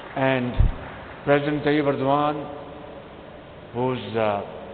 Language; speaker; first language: English; non-native, local second language; Urdu